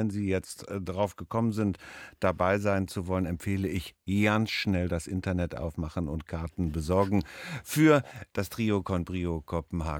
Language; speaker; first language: German; native; German